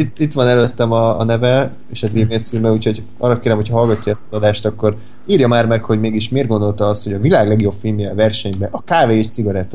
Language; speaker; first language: Hungarian; native; Hungarian